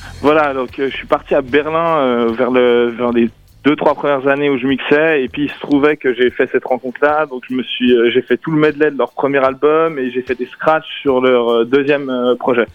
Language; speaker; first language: French; native; French